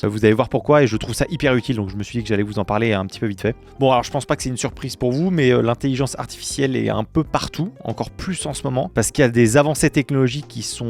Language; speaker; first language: French; native; French